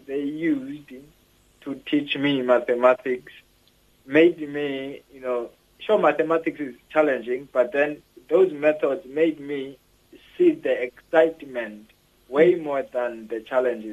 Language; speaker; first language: English; non-native, local second language; Xhosa